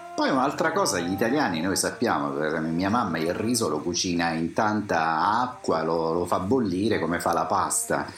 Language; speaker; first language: Italian; native; Italian